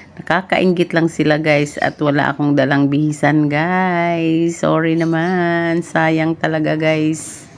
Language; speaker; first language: Filipino; non-native, local second language; Cebuano